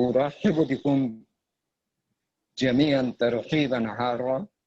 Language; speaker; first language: Arabic; non-native, fluent; Bangla